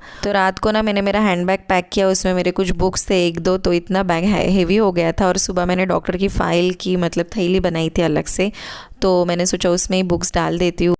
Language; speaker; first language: Hindi; native; Hindi